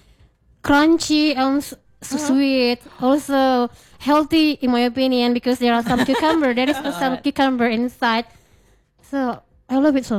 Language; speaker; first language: English; non-native, fluent; Indonesian